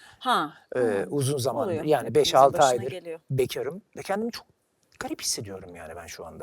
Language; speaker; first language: Turkish; native; Turkish